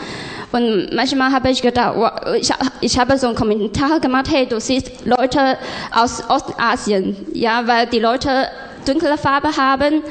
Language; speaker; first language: German; non-native, learner; Chinese